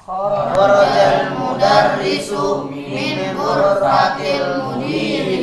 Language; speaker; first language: Arabic; non-native, learner; Indonesian